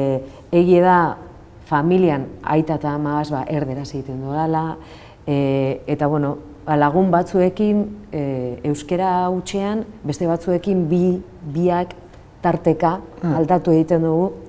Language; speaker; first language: Basque; non-native, local second language; Spanish